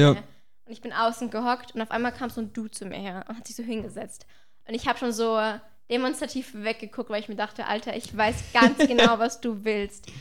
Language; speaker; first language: German; native; German